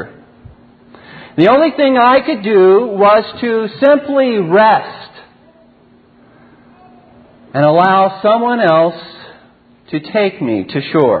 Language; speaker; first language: English; native; English